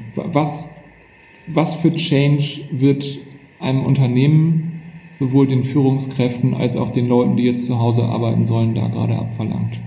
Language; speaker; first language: German; native; German